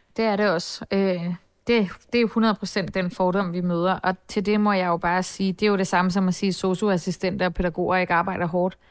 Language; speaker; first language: Danish; native; Danish